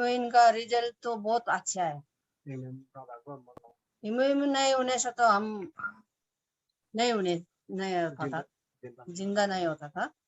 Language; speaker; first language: Hindi; non-native, local second language; Nepali